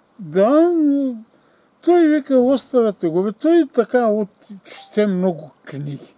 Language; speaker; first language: Bulgarian; native; Bulgarian